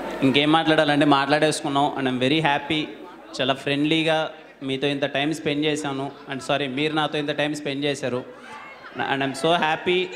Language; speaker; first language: Telugu; native; Telugu